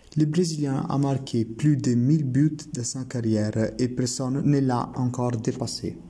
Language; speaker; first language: French; non-native, learner; Italian